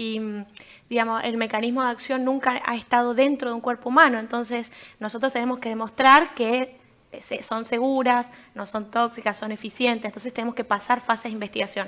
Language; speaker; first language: Spanish; native; Spanish